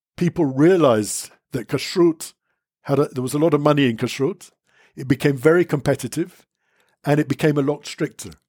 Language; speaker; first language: English; native; English